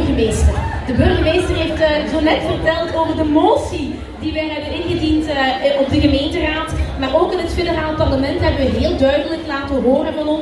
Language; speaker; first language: Dutch; native; Dutch